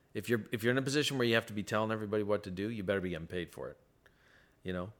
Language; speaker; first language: English; native; English